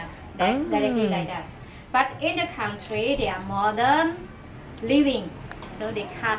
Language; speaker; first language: English; non-native, learner; Khmer